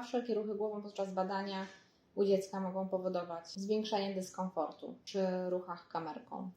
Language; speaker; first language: Polish; native; Polish